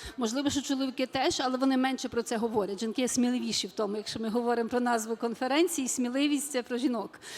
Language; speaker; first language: Ukrainian; native; Ukrainian